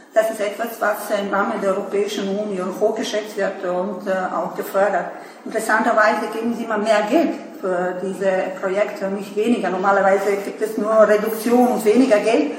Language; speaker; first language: German; non-native, fluent; Serbian